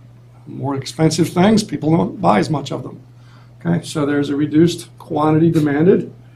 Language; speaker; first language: English; native; English